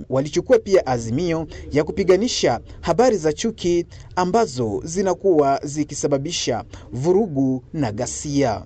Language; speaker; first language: Swahili; native; Swahili